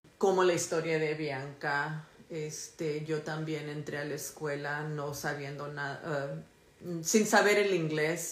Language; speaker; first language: English; early bilingual, other home language; Spanish